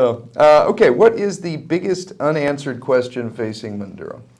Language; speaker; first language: English; native; English